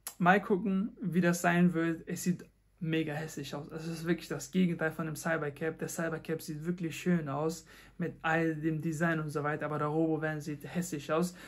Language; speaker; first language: German; non-native, fluent; Persian